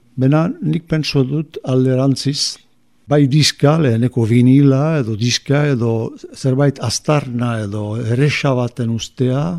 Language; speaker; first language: Basque; native; Basque